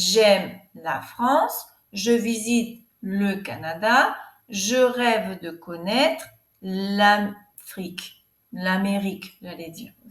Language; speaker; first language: French; non-native, fluent; Portuguese